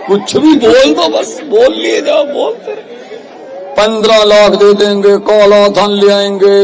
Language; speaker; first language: Hindi; non-native, local second language; Punjabi